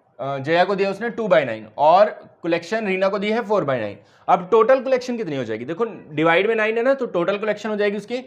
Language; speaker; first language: Hindi; native; Hindi